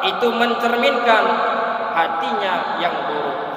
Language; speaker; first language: Indonesian; native; Indonesian